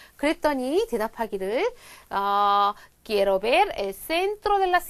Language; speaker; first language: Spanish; non-native, fluent; Korean